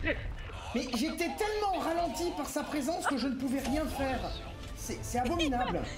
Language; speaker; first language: French; native; French